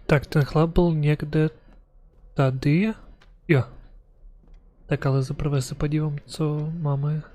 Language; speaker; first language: Czech; non-native, learner; Ukrainian